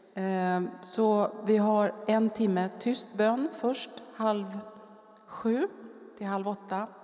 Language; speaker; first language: Swedish; native; Swedish